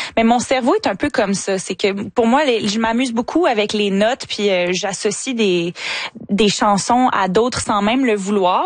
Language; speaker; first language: French; native; French